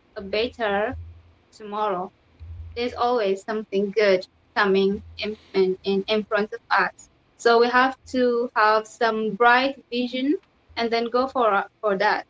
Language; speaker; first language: English; non-native, fluent; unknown